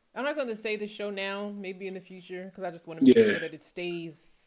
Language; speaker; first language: English; native; English